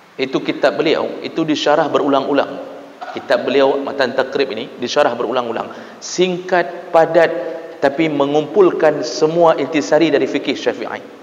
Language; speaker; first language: Malay; non-native, local second language; Achinese